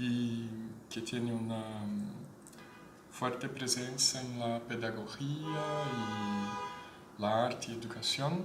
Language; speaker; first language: Spanish; non-native, fluent; Portuguese